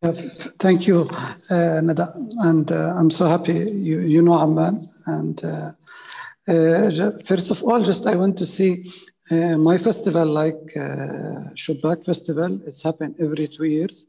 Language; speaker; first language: English; non-native, fluent; Arabic